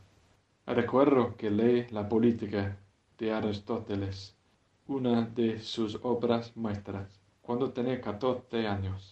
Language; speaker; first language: Spanish; non-native, fluent; English